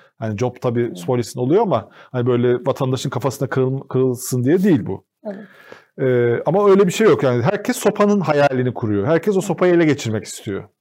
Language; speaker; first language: Turkish; native; Turkish